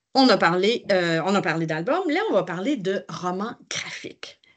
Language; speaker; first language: French; native; French